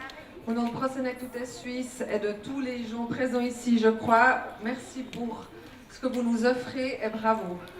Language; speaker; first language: French; native; French